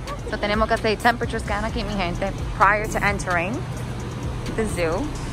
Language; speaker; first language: Spanish; early bilingual, heritage; Spanish